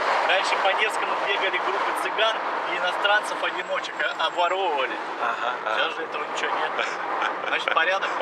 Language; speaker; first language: Russian; native; Russian